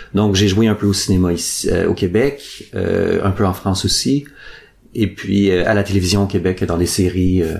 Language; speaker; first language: French; native; French